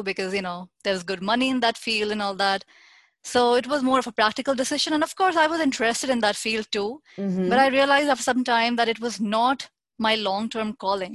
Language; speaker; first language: English; non-native, local second language; Hindi